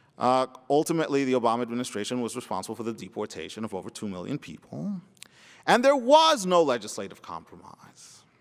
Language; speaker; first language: English; early bilingual, other home language; Spanish